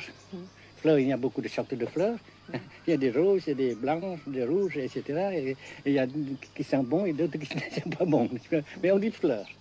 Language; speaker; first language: French; non-native, local second language; Vietnamese